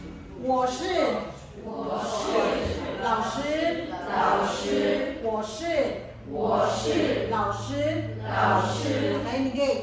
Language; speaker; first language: Chinese; non-native, fluent; Filipino